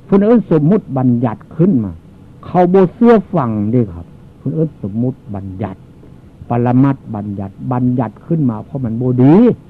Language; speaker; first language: Thai; native; Thai